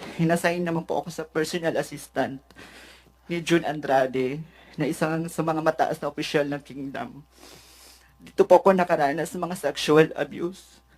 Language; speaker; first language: Filipino; native; Filipino